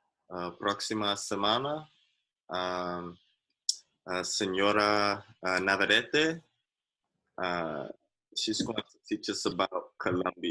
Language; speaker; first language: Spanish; non-native, learner; English